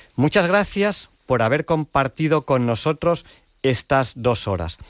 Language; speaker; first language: Spanish; native; Spanish